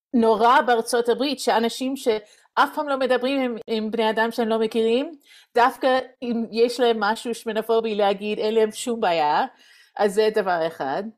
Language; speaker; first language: Hebrew; non-native, fluent; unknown